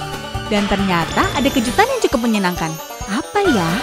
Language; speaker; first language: Indonesian; native; Indonesian